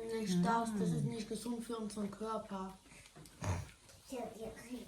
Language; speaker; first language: German; early bilingual, other home language; Thai